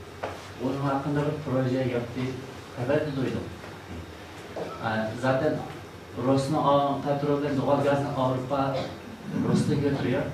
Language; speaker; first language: Turkish; non-native, learner; Uyghur